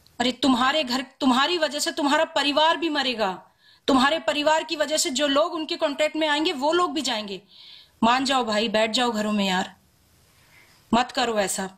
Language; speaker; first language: Hindi; native; Hindi